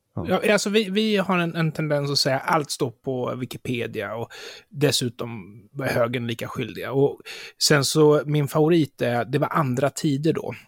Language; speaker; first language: Swedish; native; Swedish